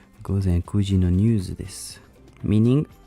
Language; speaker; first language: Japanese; non-native, learner; Italian